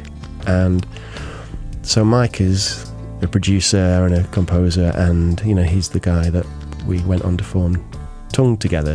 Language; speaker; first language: English; native; English